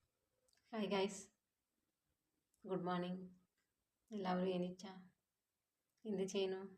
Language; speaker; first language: Malayalam; non-native, local second language; Tamil